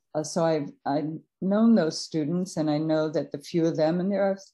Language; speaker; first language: English; native; English